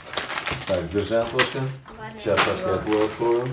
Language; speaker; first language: Russian; native; Russian